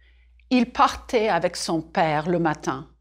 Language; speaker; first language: French; non-native, fluent; English